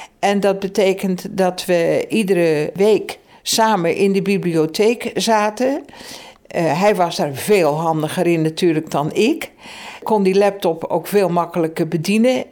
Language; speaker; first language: Dutch; native; Dutch